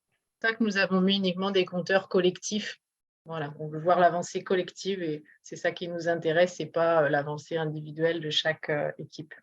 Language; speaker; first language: French; native; French